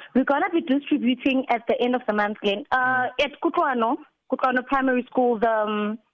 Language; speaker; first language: English; non-native, local second language; Southern Sotho